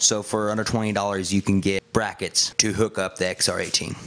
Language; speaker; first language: English; native; English